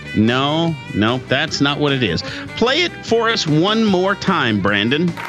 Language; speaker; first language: English; native; English